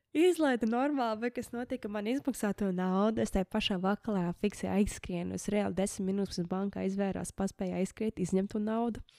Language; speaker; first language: Latvian; early bilingual, heritage; Latvian